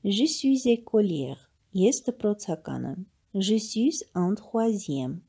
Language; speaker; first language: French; non-native, fluent; Armenian